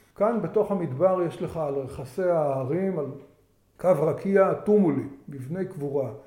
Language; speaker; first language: Hebrew; native; Hebrew